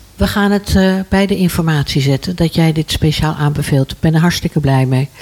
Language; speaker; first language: Dutch; native; Dutch